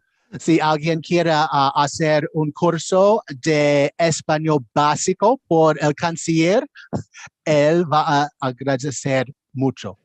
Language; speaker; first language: Spanish; non-native, learner; English